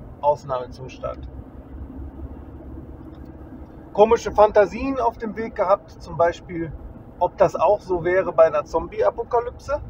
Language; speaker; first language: German; native; German